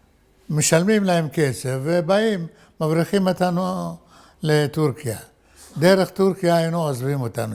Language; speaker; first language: Hebrew; non-native, fluent; Arabic